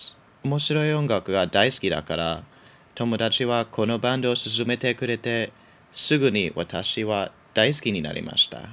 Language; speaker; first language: Japanese; non-native, learner; English